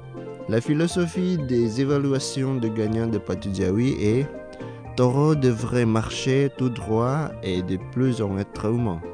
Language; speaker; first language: French; non-native, fluent; Indonesian